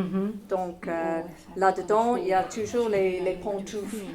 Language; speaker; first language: French; non-native, fluent; English